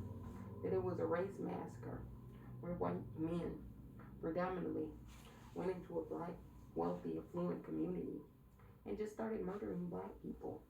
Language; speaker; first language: English; native; English